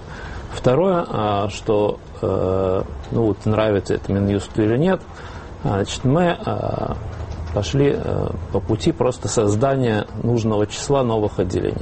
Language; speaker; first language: Russian; native; Russian